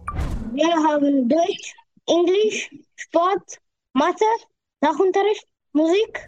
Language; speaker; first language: German; non-native, learner; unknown